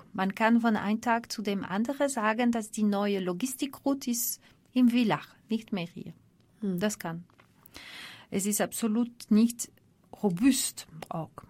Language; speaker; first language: German; non-native, fluent; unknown